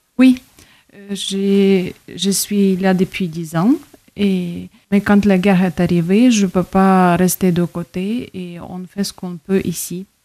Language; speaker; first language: French; non-native, fluent; Ukrainian